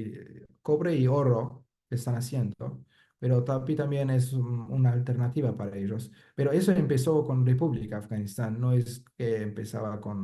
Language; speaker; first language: Spanish; non-native, fluent; Persian